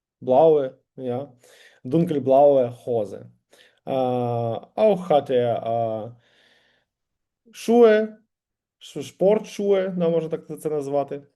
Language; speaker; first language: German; non-native, learner; Ukrainian